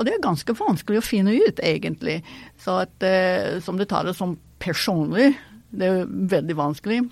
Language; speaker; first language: Norwegian; non-native, fluent; English